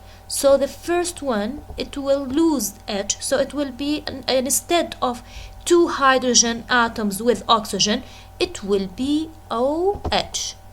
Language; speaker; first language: English; non-native, fluent; Arabic